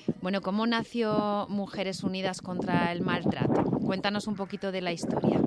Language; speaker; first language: Spanish; native; Spanish